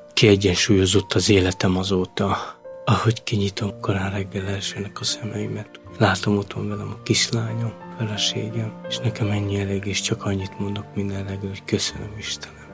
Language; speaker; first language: Hungarian; non-native, local second language; Romany